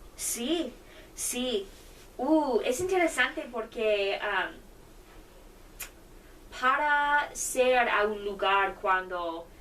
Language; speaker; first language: Spanish; non-native, learner; English